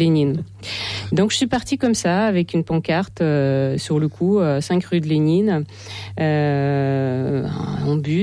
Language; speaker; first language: French; non-native, fluent; Ukrainian